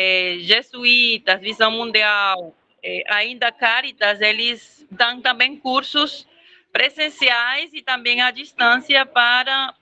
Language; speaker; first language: Portuguese; non-native, fluent; Spanish